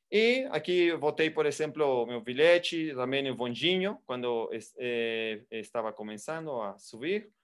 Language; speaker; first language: Portuguese; non-native, fluent; Spanish